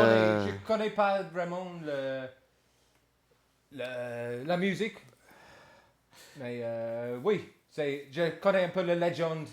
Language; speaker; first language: French; non-native, fluent; English